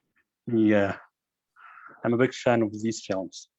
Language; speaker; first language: English; non-native, fluent; Arabic